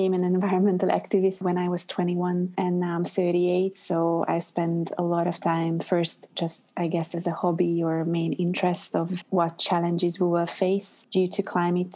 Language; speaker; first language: English; non-native, fluent; Hungarian